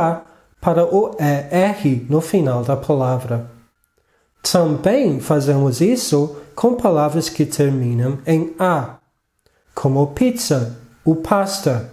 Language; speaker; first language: Portuguese; non-native, fluent; English